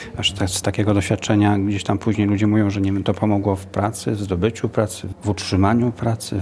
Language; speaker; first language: Polish; native; Polish